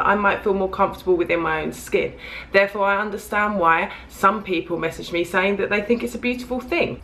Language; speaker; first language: English; native; English